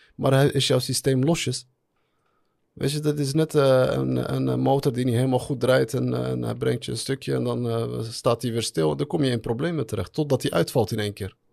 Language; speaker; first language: Dutch; early bilingual, other home language; Arabic